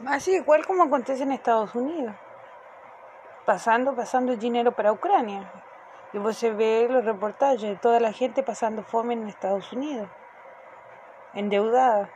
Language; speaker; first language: Portuguese; non-native, fluent; Spanish